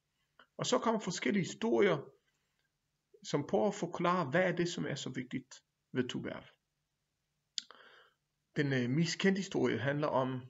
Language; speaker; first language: Danish; non-native, fluent; Hebrew